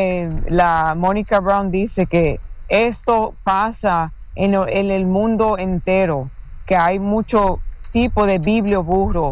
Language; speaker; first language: Spanish; non-native, fluent; English